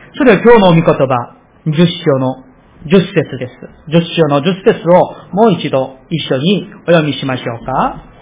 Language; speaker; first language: Japanese; non-native, fluent; Korean